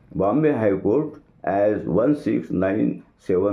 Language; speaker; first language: English; non-native, local second language; Marathi